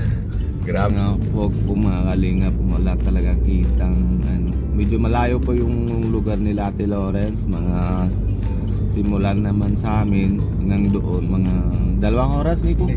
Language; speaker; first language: Filipino; non-native, local second language; Bikol